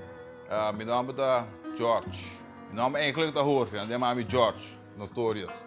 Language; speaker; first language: Dutch; non-native, local second language; Papiamento